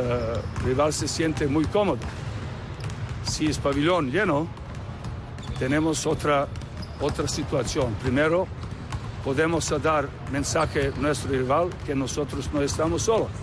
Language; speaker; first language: Spanish; non-native, learner; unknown